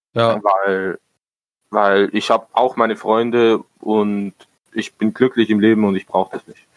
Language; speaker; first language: German; native; German